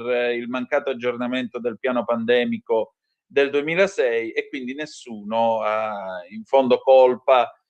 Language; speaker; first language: Italian; native; Italian